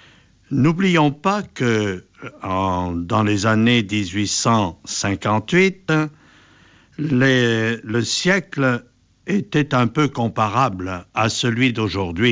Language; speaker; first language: French; native; French